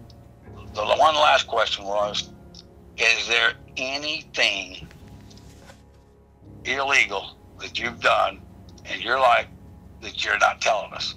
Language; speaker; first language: English; native; English